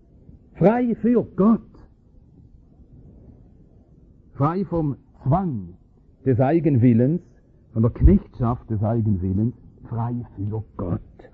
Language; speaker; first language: German; native; German